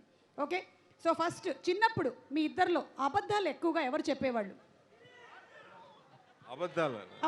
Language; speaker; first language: Telugu; native; Telugu